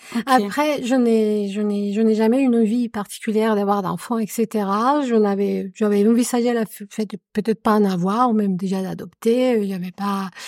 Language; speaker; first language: French; non-native, fluent; Spanish